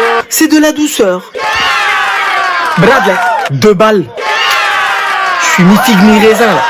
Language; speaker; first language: French; native; French